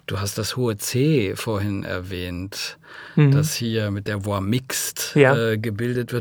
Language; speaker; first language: German; native; German